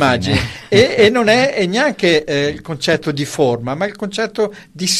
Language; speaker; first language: Italian; native; Italian